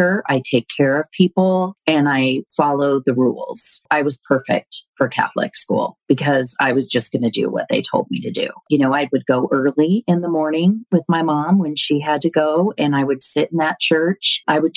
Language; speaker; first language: English; native; English